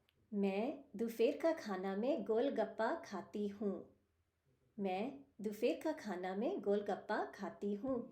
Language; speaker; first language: Hindi; early bilingual, heritage; Hindi